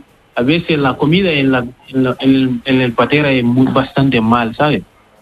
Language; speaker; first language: Spanish; non-native, learner; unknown